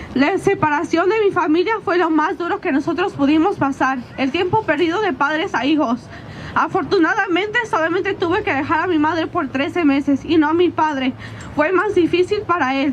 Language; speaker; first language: Spanish; early bilingual, heritage; Spanish